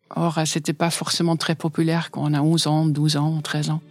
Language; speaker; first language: French; non-native, fluent; Dutch